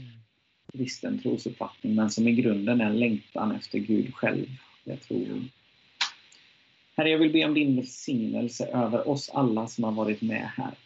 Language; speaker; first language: Swedish; native; Swedish